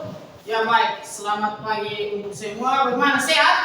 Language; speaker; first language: Indonesian; native; Indonesian